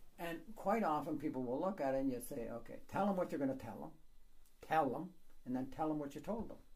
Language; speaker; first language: English; native; English